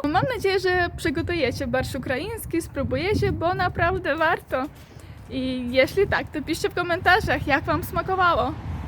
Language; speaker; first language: Polish; non-native, fluent; Ukrainian